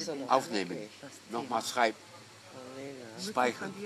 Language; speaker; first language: German; non-native, fluent; Dutch